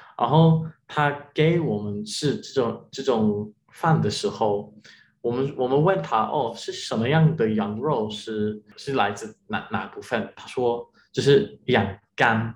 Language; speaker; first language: Chinese; non-native, learner; English